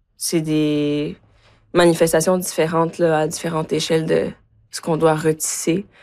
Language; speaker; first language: French; early bilingual, other home language; Spanish